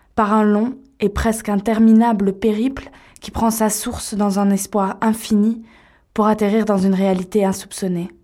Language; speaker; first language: French; native; French